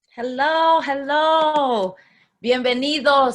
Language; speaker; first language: Spanish; early bilingual, other home language; English